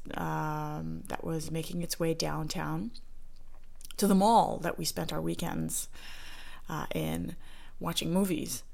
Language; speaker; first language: English; native; English